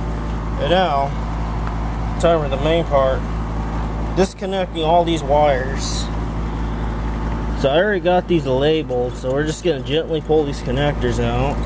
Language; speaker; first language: English; native; English